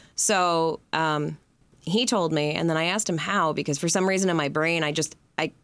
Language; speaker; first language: English; native; English